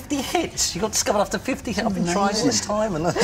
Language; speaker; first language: English; native; English